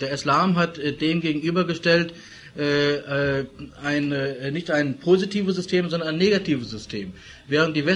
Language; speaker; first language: German; native; German